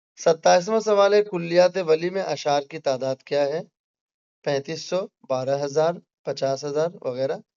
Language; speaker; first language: Urdu; native; Urdu